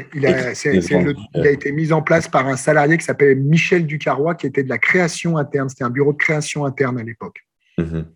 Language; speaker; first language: French; native; French